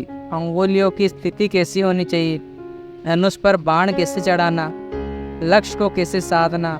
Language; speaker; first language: Hindi; native; Hindi